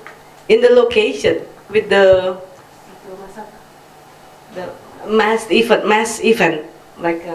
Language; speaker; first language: English; non-native, learner; Indonesian